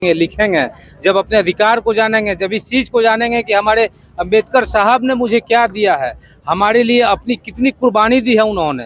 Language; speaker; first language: Hindi; native; Hindi